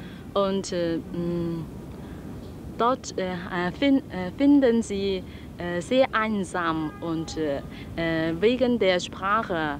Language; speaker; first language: German; non-native, learner; Chinese